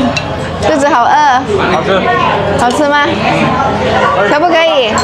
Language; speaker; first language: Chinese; non-native, fluent; Indonesian